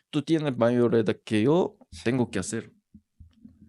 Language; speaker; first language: Spanish; non-native, learner; Korean